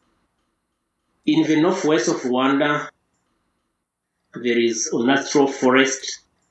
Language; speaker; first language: English; non-native, local second language; Kinyarwanda